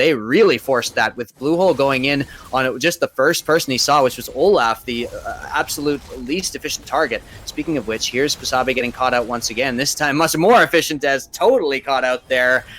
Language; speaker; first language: English; native; English